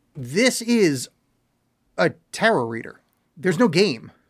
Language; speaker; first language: English; native; English